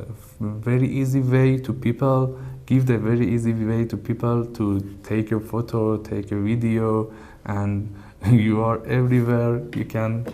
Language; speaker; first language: English; non-native, learner; Persian